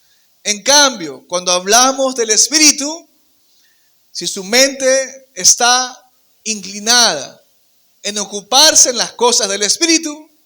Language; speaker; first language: Spanish; native; Spanish